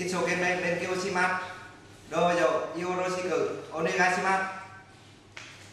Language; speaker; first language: Japanese; non-native, learner; Vietnamese